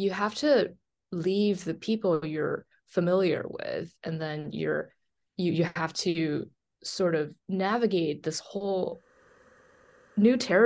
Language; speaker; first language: English; non-native, fluent; Chinese